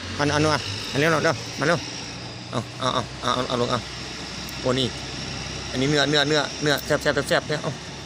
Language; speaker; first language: Thai; native; Thai